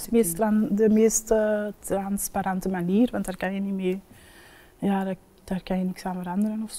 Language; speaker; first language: Dutch; early bilingual, other home language; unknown